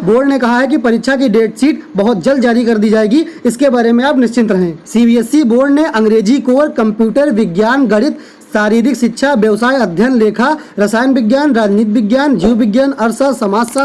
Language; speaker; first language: Hindi; native; Hindi